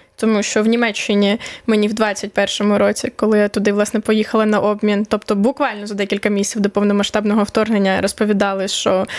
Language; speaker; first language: Ukrainian; native; Ukrainian